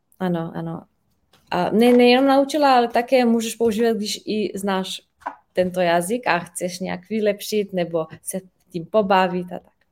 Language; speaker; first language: Czech; non-native, fluent; Slovenian